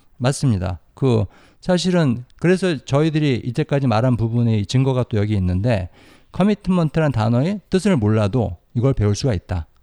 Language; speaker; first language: Korean; native; Korean